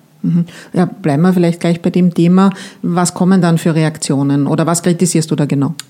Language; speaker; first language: German; native; German